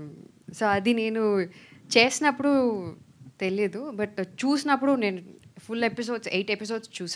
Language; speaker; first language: Telugu; non-native, learner; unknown